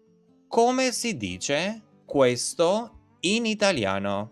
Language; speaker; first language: Italian; non-native, fluent; Albanian